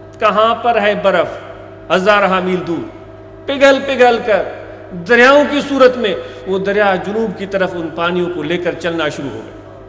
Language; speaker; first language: Urdu; non-native, local second language; Sindhi